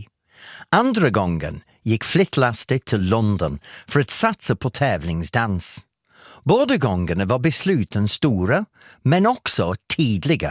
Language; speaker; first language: Swedish; non-native, fluent; English